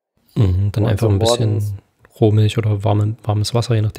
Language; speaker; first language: German; native; German